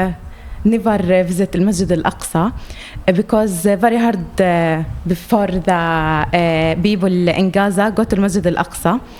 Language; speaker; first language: English; non-native, learner; Arabic